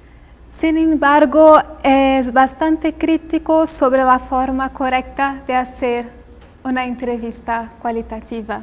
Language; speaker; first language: Spanish; non-native, fluent; Portuguese